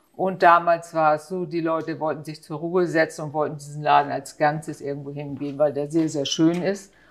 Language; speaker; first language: German; native; German